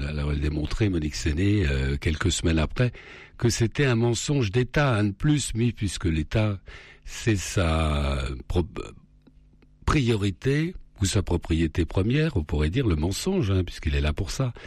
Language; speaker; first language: French; native; French